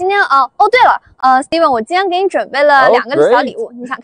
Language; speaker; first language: Chinese; native; Chinese